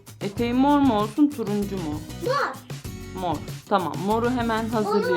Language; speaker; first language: Turkish; native; Turkish